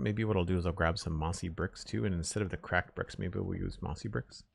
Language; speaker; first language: English; native; English